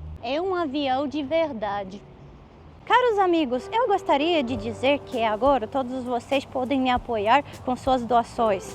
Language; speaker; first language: Portuguese; non-native, fluent; Russian